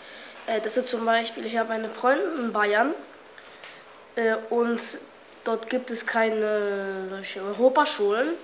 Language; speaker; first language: German; early bilingual, other home language; Russian